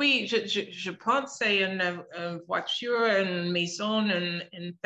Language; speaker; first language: French; non-native, learner; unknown